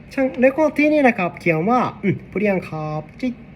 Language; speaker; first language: Thai; non-native, learner; Japanese